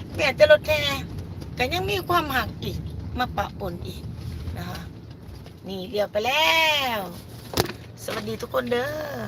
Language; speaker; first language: Thai; native; Thai